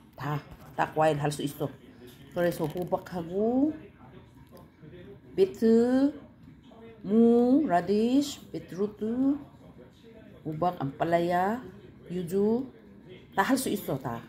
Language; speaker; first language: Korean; non-native, learner; Filipino